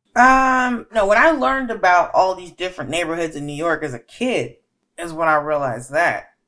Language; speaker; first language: English; native; English